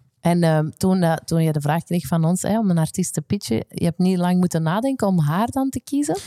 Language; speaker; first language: Dutch; native; Dutch